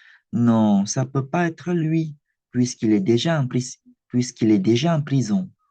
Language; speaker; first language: French; non-native, fluent; Indonesian